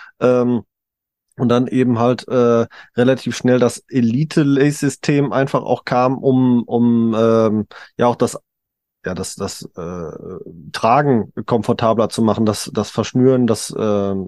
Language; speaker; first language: German; native; German